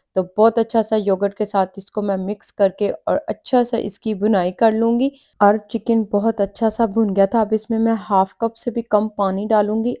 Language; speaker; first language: Urdu; native; Urdu